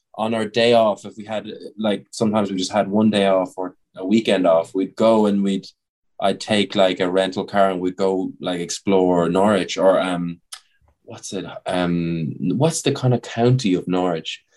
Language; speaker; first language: English; native; English